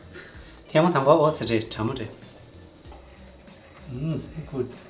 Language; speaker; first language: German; non-native, learner; Tibetan